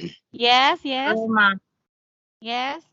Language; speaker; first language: English; non-native, learner; Indonesian